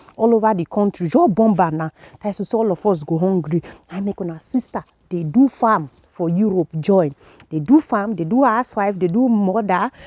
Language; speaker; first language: Nigerian Pidgin; native; Nigerian Pidgin